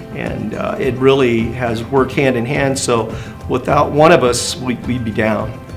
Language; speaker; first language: English; native; English